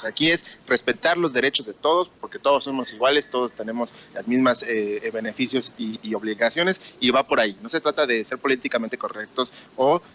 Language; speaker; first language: Spanish; native; Spanish